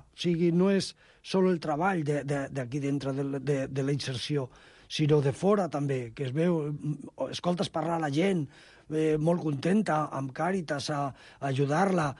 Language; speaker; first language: Catalan; non-native, local second language; Spanish